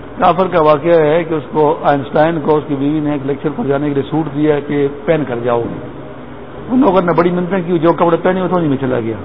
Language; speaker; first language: Urdu; non-native, local second language; Pashto